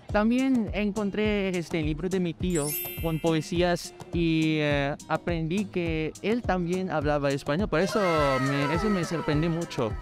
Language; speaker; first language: Spanish; non-native, fluent; Filipino